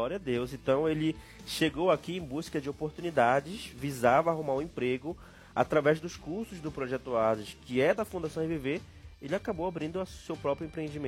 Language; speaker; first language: Portuguese; native; Portuguese